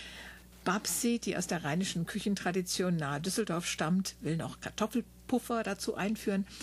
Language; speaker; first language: German; native; German